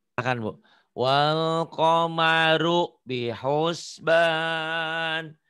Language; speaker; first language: Indonesian; non-native, local second language; Sundanese